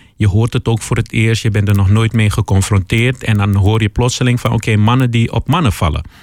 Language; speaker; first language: Dutch; early bilingual, other home language; Papiamento